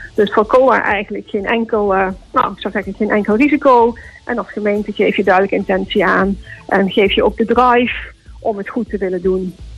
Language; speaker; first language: Dutch; native; Dutch